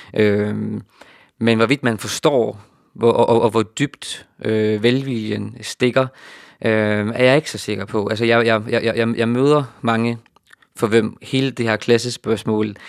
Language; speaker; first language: Danish; native; Danish